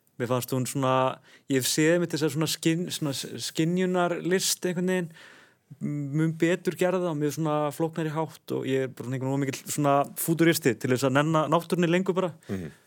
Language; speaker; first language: Icelandic; native; Icelandic